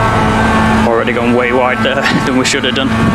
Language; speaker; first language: English; native; English